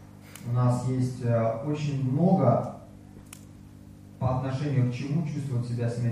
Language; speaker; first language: Russian; native; Russian